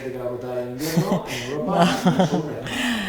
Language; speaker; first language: Spanish; native; Spanish